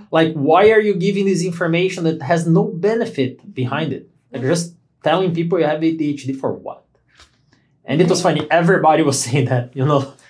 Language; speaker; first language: English; non-native, fluent; Portuguese